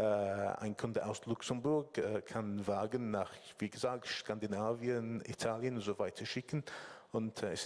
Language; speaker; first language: German; non-native, learner; English